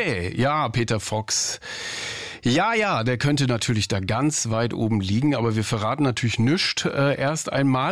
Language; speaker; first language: German; native; German